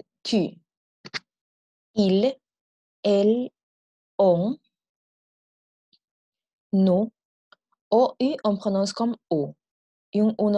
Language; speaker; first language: French; non-native, fluent; Spanish